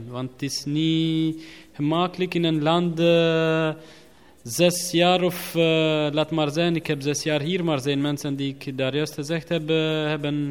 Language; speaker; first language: Dutch; non-native, learner; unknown